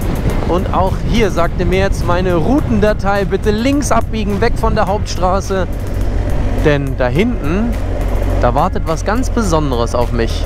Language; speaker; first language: German; native; German